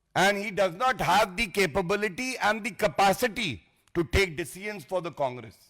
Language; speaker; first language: English; non-native, local second language; Hindi